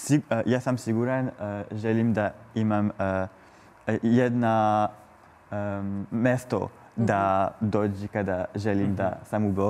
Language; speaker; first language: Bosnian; non-native, learner; French